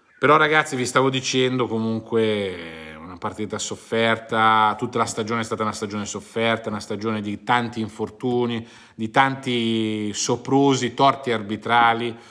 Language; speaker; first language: Italian; native; Italian